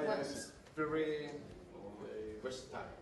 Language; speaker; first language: English; non-native, learner; French